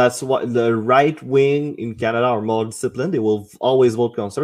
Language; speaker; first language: English; non-native, fluent; French